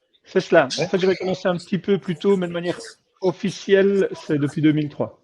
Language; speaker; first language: French; native; French